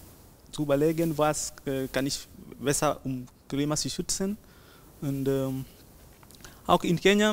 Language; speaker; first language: German; non-native, learner; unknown